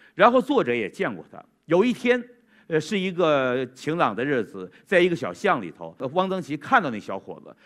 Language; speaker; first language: Chinese; native; Chinese